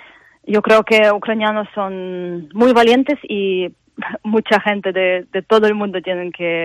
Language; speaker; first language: Spanish; non-native, fluent; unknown